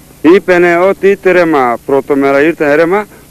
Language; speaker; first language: Greek; non-native, local second language; Turkish